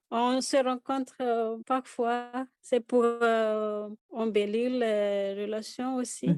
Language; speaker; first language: French; non-native, local second language; Malagasy